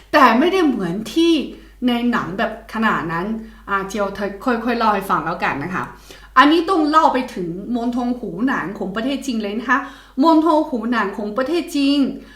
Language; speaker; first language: Thai; non-native, fluent; Chinese